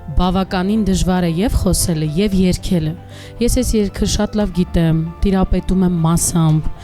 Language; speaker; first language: Armenian; native; Armenian